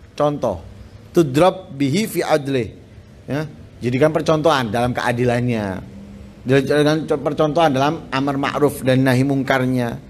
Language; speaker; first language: Indonesian; native; Indonesian